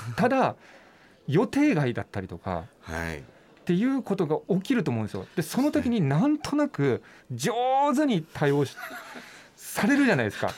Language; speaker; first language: Japanese; native; Japanese